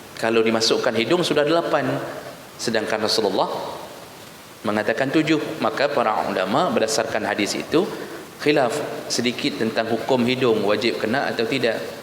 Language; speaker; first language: Malay; non-native, local second language; Achinese